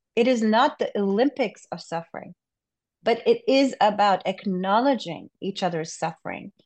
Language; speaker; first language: English; non-native, local second language; Urdu